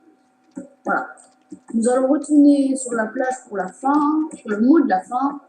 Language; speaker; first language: French; native; French